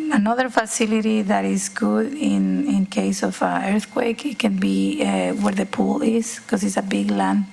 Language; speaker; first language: English; non-native, fluent; Spanish